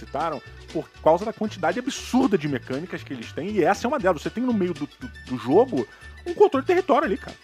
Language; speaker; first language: Portuguese; native; Portuguese